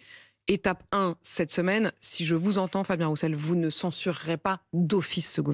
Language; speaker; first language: French; native; French